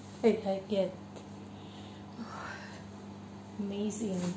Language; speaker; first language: English; non-native, local second language; Filipino